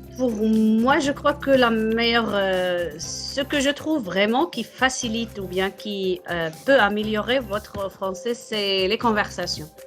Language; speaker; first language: French; non-native, local second language; Arabic